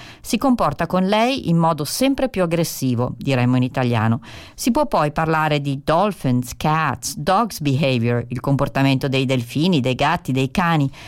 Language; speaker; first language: Italian; native; Italian